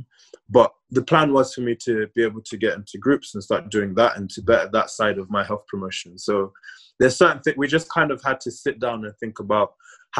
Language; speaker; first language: English; native; English